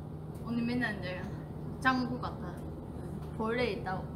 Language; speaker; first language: Korean; non-native, fluent; Chinese